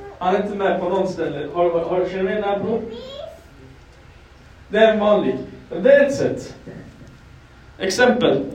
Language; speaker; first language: Swedish; non-native, fluent; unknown